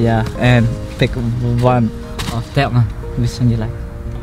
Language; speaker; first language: English; non-native, learner; Javanese